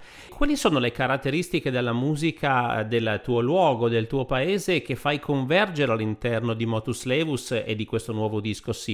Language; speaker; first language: Italian; native; Italian